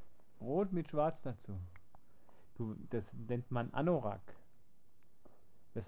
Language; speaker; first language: German; native; German